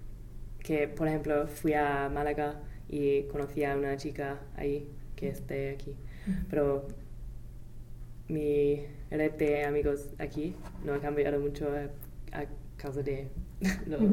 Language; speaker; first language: Spanish; non-native, fluent; English